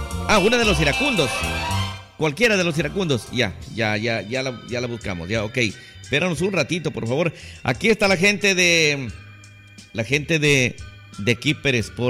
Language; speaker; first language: Spanish; native; Spanish